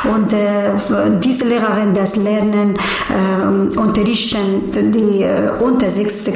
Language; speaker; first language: German; non-native, learner; Persian